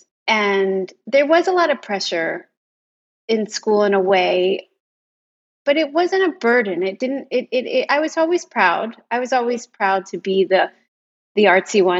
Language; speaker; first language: English; native; English